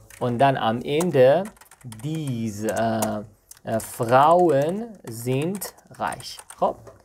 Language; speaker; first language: German; non-native, fluent; Persian